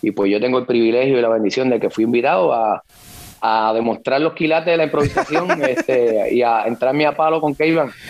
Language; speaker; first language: Spanish; native; Spanish